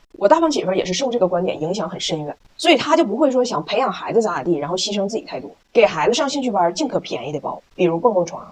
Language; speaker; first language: Chinese; native; Chinese